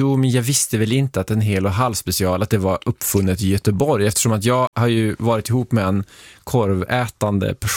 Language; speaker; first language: Swedish; native; Swedish